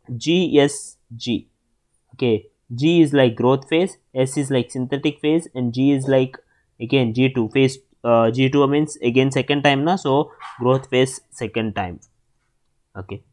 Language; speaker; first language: English; non-native, local second language; Telugu